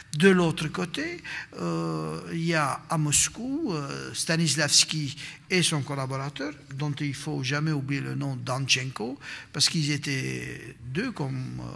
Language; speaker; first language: French; non-native, fluent; Romanian